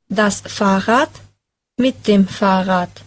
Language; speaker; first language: German; non-native, learner; Ukrainian